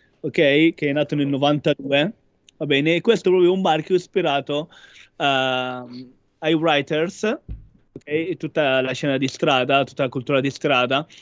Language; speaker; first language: Italian; non-native, fluent; Arabic